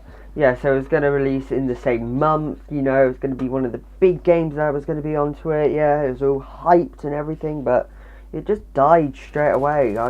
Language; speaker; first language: English; native; English